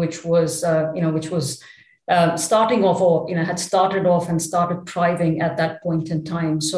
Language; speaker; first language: English; non-native, local second language; Tamil